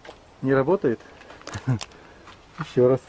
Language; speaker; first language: Russian; native; Russian